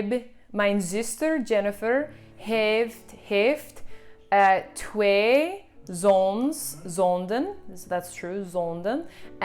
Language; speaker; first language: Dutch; non-native, learner; English